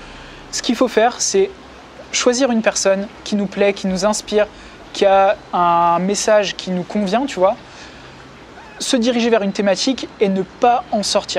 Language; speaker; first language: French; native; French